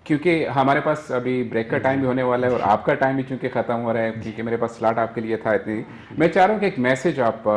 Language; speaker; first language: Urdu; non-native, local second language; Northern Hindko